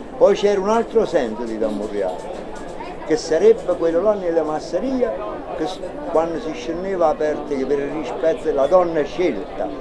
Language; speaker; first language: Italian; native; Italian